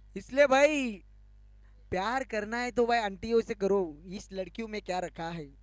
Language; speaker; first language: Hindi; non-native, local second language; Marathi